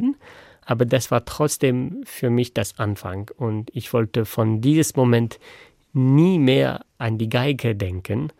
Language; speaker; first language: German; non-native, fluent; French